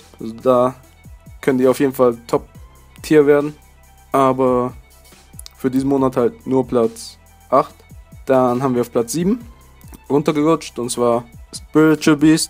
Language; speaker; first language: German; native; German